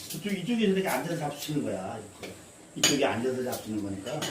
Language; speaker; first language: Korean; native; Korean